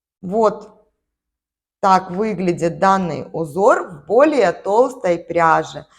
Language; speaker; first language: Russian; native; Russian